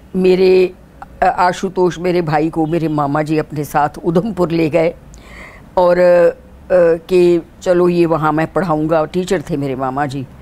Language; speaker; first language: Hindi; non-native, local second language; Dogri